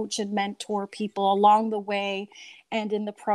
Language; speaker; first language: English; native; English